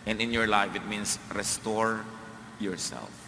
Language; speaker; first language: English; non-native, local second language; Filipino